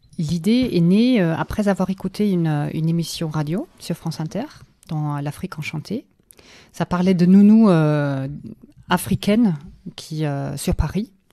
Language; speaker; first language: French; non-native, fluent; German